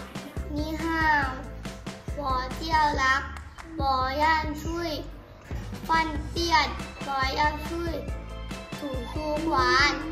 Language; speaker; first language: Chinese; non-native, learner; Thai